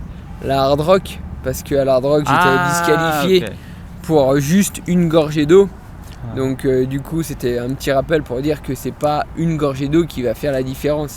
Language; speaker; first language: French; native; French